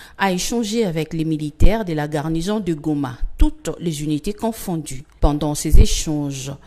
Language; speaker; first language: French; non-native, local second language; Swahili